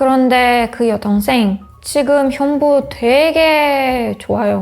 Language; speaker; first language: Korean; non-native, learner; Hebrew